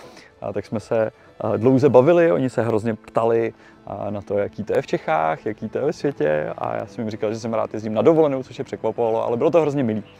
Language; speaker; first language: Czech; native; Czech